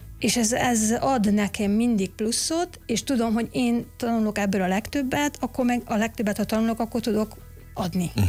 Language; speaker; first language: Hungarian; native; Hungarian